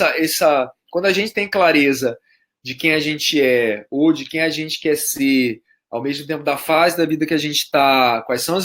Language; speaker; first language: Portuguese; native; Portuguese